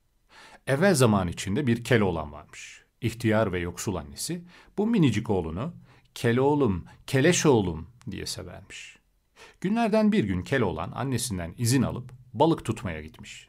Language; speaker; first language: Turkish; native; Turkish